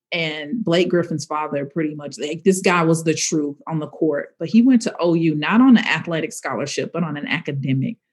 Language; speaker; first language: English; native; English